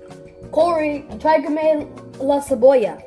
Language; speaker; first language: Spanish; non-native, learner; English